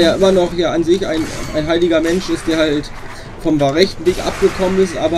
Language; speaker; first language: German; native; German